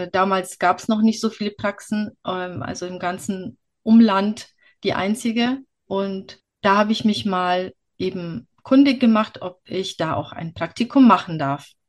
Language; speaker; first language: German; early bilingual, other home language; Polish